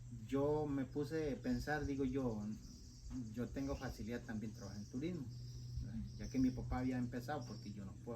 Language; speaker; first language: Spanish; non-native, local second language; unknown